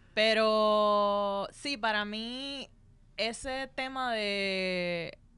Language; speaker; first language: Spanish; native; Spanish